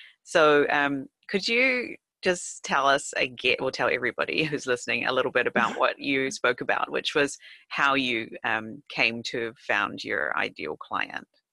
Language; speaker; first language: English; native; English